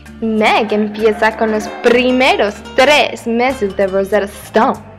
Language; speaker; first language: Spanish; non-native, learner; English